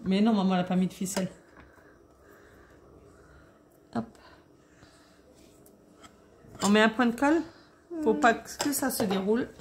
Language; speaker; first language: French; native; French